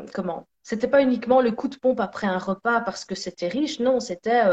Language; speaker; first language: French; native; French